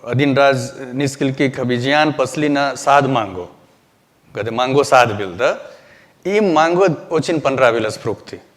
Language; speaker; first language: Russian; non-native, learner; Hindi